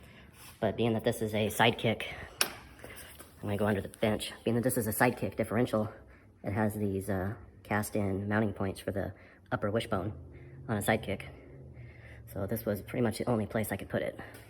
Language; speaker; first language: English; native; English